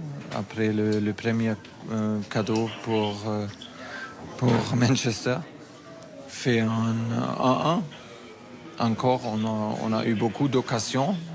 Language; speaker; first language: French; non-native, fluent; German